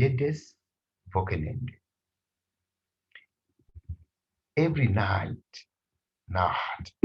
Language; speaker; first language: German; non-native, fluent; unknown